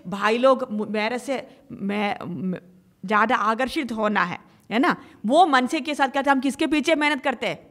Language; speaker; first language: Hindi; non-native, local second language; Malayalam